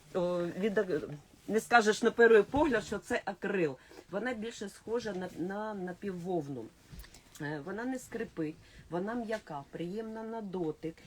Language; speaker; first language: Ukrainian; non-native, local second language; Russian